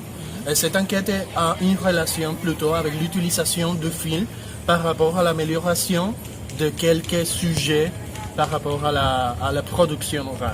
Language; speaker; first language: French; non-native, learner; Spanish